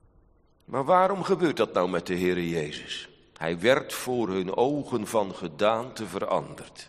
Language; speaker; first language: Dutch; native; Dutch